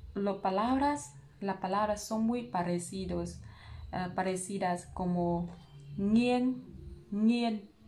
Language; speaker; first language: Spanish; non-native, learner; Vietnamese